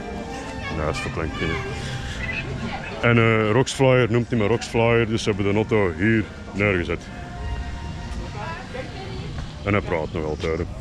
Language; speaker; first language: Dutch; native; Dutch